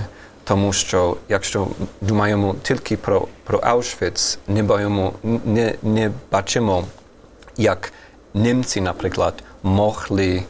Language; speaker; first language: Ukrainian; non-native, fluent; German